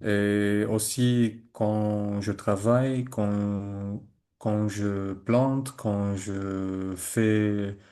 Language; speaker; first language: French; non-native, learner; Arabic